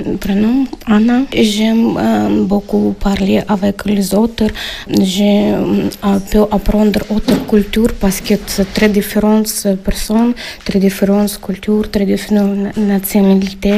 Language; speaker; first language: French; non-native, learner; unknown